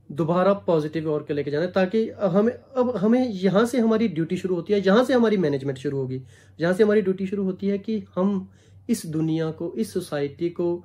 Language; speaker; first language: Hindi; non-native, local second language; Punjabi